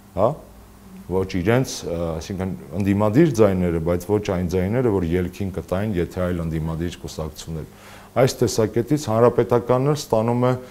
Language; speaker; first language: Armenian; native; Armenian